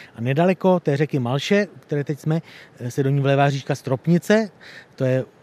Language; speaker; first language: Czech; native; Czech